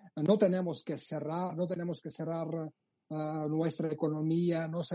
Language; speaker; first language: Spanish; non-native, fluent; Georgian